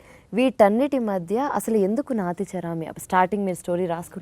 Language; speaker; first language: Telugu; native; Telugu